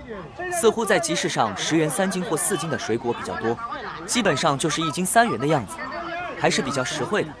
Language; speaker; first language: Chinese; native; Chinese